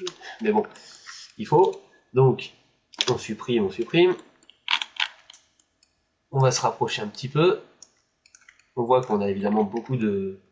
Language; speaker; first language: French; native; French